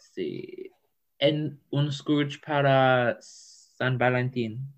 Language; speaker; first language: Spanish; non-native, learner; English